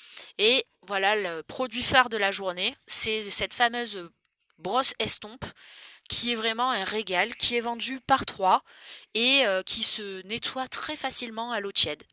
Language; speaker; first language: French; native; French